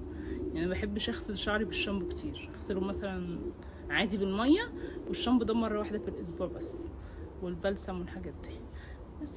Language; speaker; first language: Arabic; native; Arabic